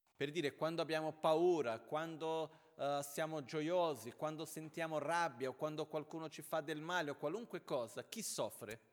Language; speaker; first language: Italian; non-native, fluent; Portuguese